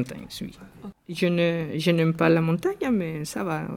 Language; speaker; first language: French; non-native, learner; Spanish